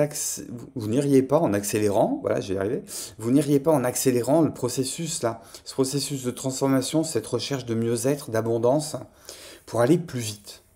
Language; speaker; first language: French; native; French